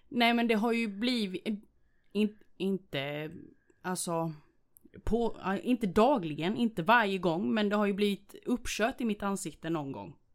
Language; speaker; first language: Swedish; early bilingual, other home language; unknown